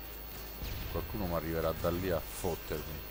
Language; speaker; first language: Italian; native; Italian